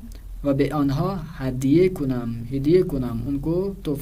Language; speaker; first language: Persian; non-native, fluent; Urdu